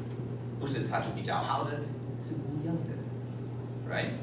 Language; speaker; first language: Chinese; non-native, learner; English